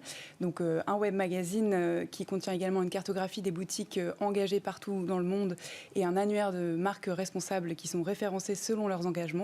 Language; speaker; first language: French; native; French